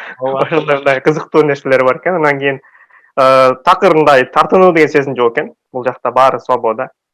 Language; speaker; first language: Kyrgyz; native; Kyrgyz